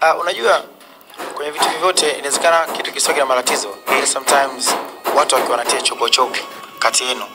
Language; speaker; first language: Swahili; native; Swahili